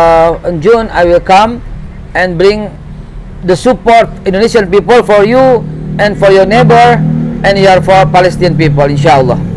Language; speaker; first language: English; non-native, learner; Indonesian